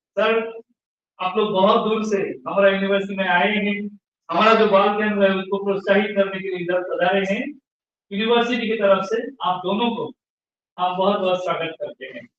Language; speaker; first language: Hindi; non-native, local second language; Assamese